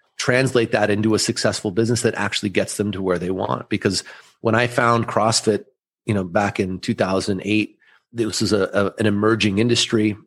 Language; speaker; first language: English; early bilingual, other home language; German